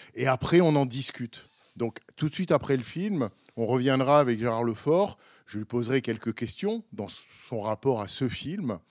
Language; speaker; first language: French; native; French